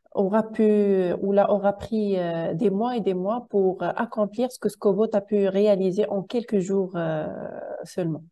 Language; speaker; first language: French; non-native, local second language; Arabic